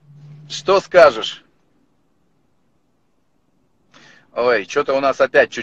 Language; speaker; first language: Russian; native; Russian